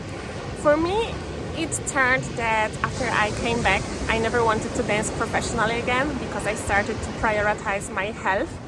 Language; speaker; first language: English; non-native, fluent; Polish